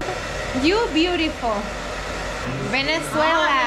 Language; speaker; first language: English; non-native, learner; Spanish